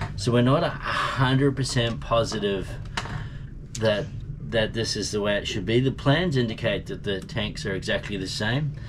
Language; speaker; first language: English; native; English